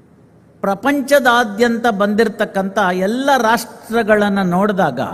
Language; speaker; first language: Kannada; native; Kannada